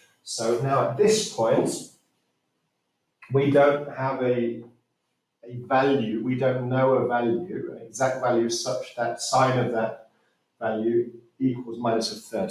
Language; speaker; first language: English; native; English